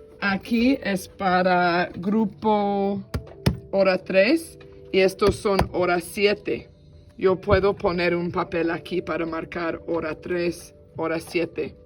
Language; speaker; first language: Spanish; non-native, fluent; English